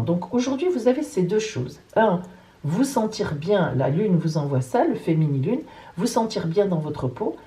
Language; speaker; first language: French; native; French